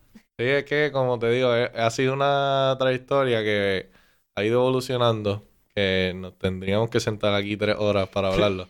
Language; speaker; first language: Spanish; native; Spanish